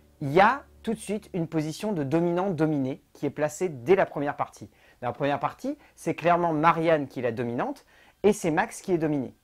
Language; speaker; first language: French; native; French